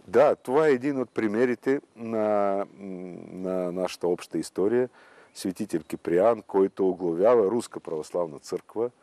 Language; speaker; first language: Bulgarian; non-native, fluent; Russian